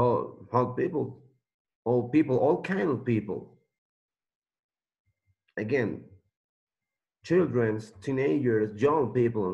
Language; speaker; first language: English; non-native, learner; Spanish